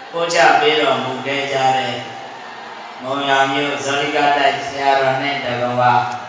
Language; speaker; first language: Burmese; native; Burmese